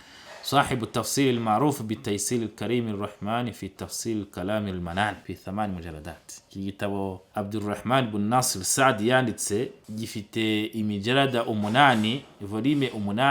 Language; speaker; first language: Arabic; non-native, fluent; Kinyarwanda